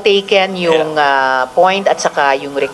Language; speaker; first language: Filipino; native; Filipino